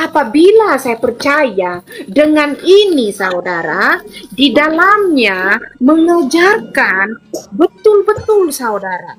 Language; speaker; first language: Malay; non-native, local second language; Madurese